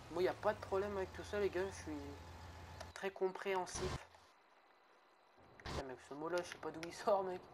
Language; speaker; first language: French; native; French